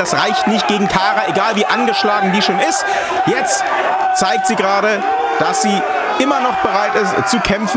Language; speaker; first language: German; native; German